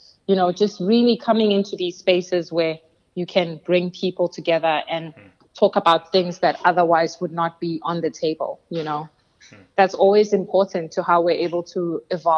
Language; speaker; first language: English; non-native, local second language; Xhosa